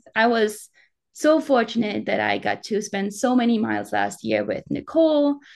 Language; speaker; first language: English; non-native, fluent; German